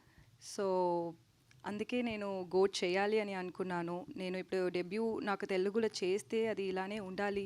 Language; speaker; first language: Telugu; non-native, learner; Tamil